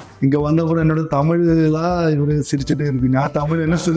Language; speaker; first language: Tamil; non-native, learner; Malayalam